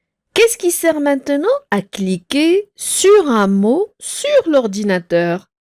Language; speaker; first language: French; non-native, local second language; Arabic